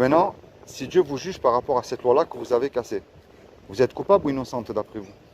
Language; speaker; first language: French; native; French